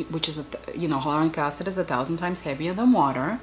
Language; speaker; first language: English; non-native, fluent; Russian